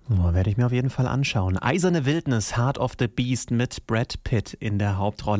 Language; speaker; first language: German; native; German